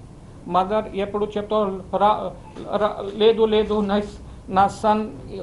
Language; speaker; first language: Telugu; early bilingual, heritage; Telugu